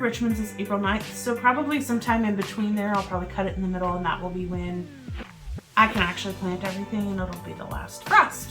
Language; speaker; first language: English; native; English